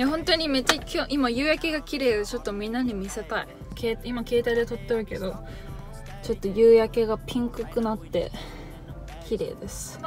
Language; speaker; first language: Japanese; native; Japanese